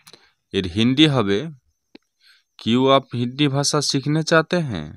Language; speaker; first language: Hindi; non-native, learner; Bangla